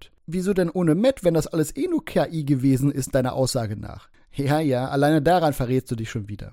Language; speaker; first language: German; native; German